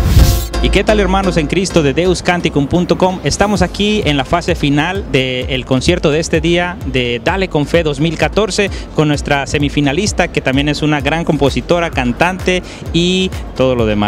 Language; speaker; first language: Spanish; native; Spanish